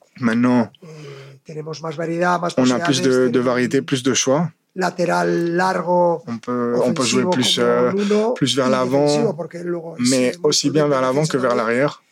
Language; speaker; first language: French; non-native, fluent; Spanish